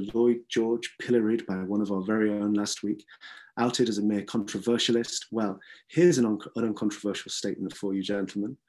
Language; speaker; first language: English; native; English